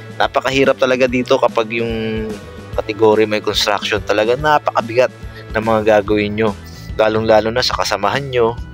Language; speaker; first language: Filipino; native; Filipino